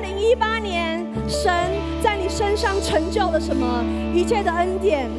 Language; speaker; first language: Chinese; native; Chinese